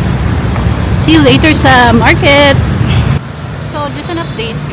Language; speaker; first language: English; non-native, local second language; Filipino